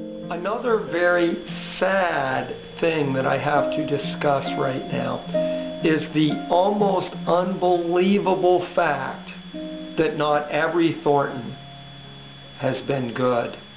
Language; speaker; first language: English; native; English